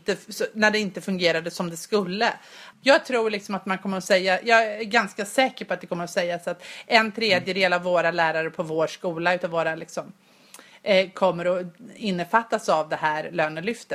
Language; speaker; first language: Swedish; native; Swedish